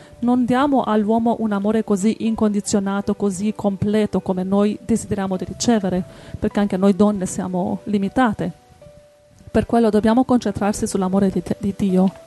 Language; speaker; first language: Italian; native; Italian